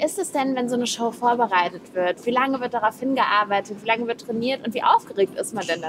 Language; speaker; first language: German; native; German